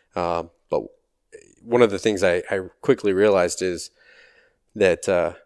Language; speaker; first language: English; native; English